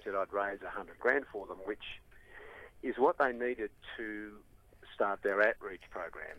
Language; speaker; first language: English; native; English